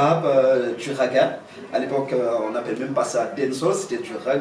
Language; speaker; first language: French; non-native, local second language; Haitian Creole